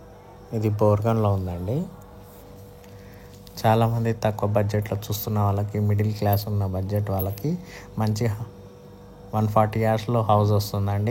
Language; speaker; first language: Telugu; native; Telugu